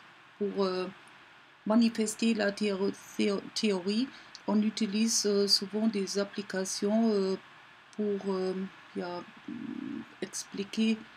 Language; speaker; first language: French; non-native, learner; German